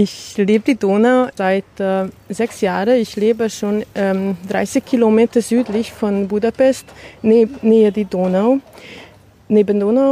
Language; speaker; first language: German; non-native, learner; Hungarian